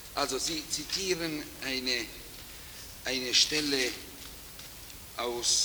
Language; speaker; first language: German; non-native, fluent; Italian